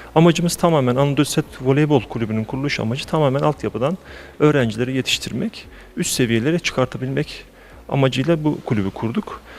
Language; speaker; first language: Turkish; native; Turkish